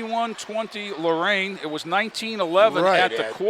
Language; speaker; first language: English; native; English